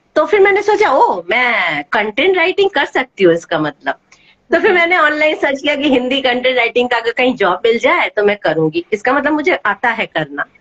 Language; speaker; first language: Hindi; non-native, local second language; Bangla